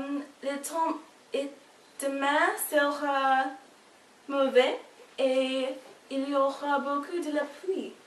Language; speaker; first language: French; non-native, learner; English